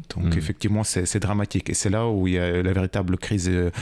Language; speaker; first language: French; non-native, fluent; Ukrainian